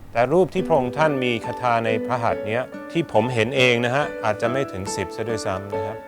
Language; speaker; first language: Thai; early bilingual, other home language; English